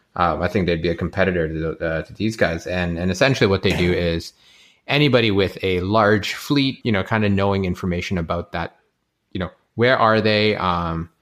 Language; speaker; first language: English; native; English